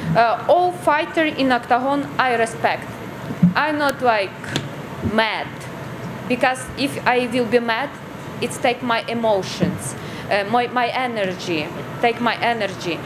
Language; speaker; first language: English; non-native, learner; Ukrainian